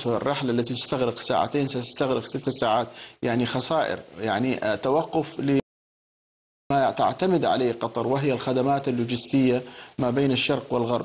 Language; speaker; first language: Arabic; native; Arabic